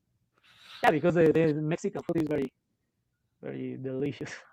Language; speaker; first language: English; non-native, local second language; Spanish